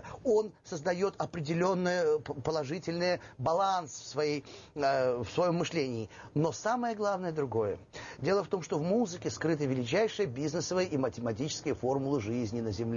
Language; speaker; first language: Russian; native; Russian